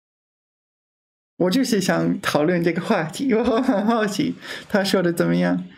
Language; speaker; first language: Chinese; non-native, learner; English